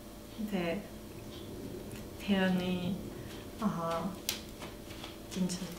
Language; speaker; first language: Korean; non-native, learner; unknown